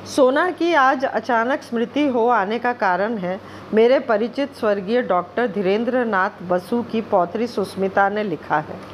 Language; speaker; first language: Hindi; non-native, local second language; Bangla